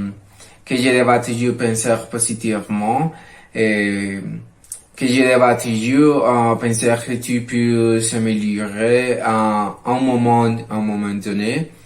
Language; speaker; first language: French; non-native, learner; Spanish